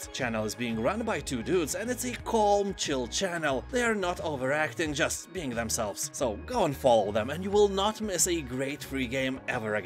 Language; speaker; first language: English; non-native, fluent; Lithuanian